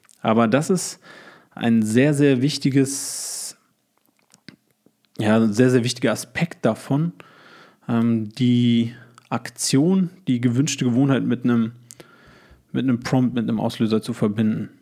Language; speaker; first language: German; native; German